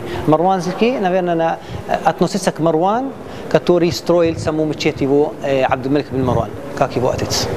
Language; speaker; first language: Russian; non-native, learner; Arabic